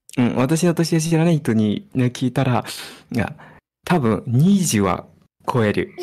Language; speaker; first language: Japanese; non-native, fluent; Burmese